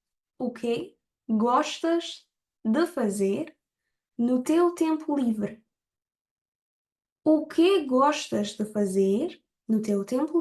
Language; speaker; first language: Portuguese; non-native, fluent; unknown